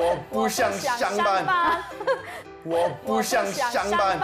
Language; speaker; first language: Chinese; non-native, learner; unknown